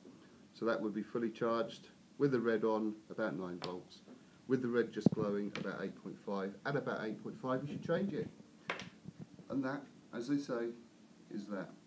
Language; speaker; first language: English; native; English